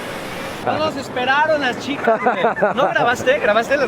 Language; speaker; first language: Spanish; native; Spanish